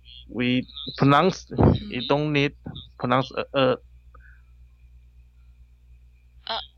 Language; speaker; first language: English; non-native, learner; Chinese